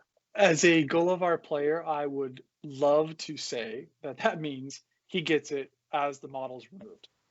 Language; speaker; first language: English; native; English